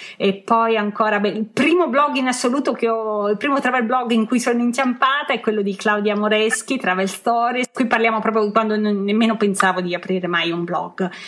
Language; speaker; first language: Italian; native; Italian